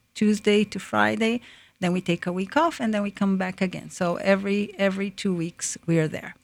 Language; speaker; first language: English; early bilingual, other home language; Portuguese